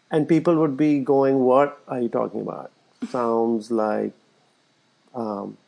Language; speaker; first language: English; non-native, local second language; Urdu